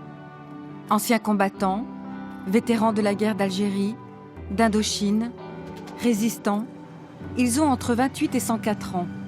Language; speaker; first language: French; native; French